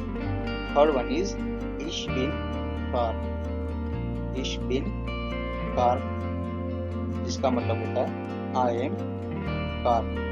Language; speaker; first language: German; non-native, learner; Hindi